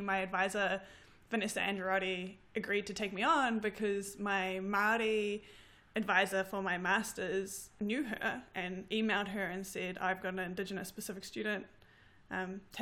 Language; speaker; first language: English; native; English